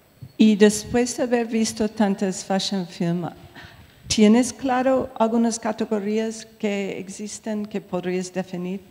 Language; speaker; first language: Spanish; non-native, fluent; English